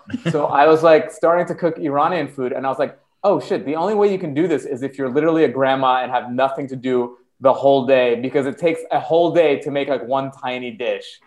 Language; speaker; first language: English; early bilingual, other home language; Persian